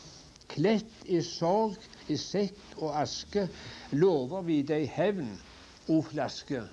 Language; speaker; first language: Norwegian; native; Norwegian